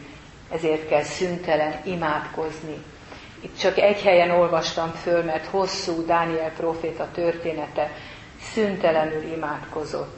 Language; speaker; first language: Hungarian; native; Hungarian